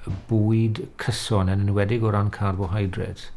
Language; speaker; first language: Welsh; native; Welsh